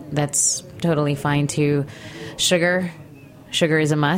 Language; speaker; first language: English; non-native, local second language; Filipino